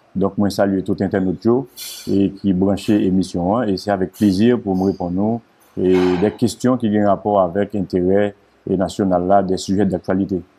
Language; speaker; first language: French; non-native, local second language; Haitian Creole